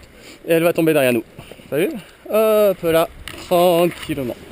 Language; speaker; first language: French; native; French